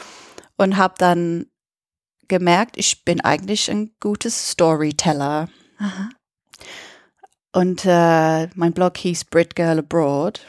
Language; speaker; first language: German; non-native, fluent; English